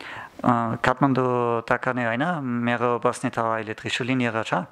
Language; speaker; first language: Nepali; non-native, learner; German